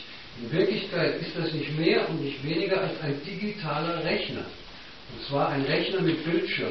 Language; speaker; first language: German; native; German